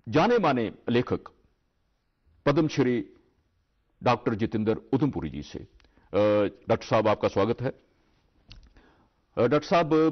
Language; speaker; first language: Hindi; non-native, local second language; Dogri